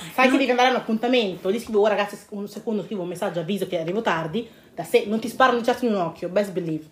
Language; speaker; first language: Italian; early bilingual, other home language; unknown